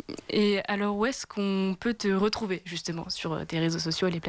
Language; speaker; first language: French; native; French